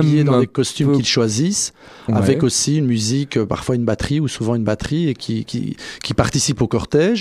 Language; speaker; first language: French; native; French